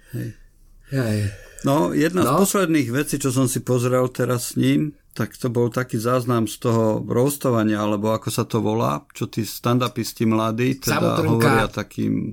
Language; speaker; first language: Slovak; native; Slovak